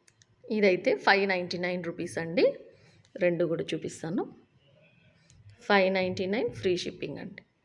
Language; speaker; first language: Telugu; native; Telugu